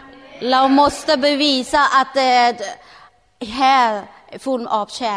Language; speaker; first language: Swedish; non-native, learner; Thai